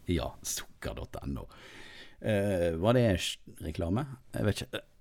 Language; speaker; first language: Norwegian; native; Norwegian